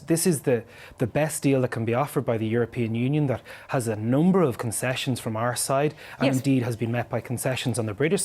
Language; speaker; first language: English; native; English